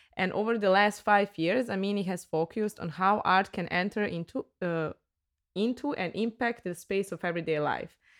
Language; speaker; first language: English; non-native, fluent; Serbian